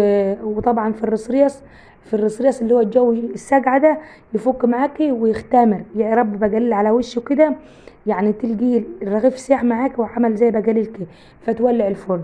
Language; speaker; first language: Arabic; native; Arabic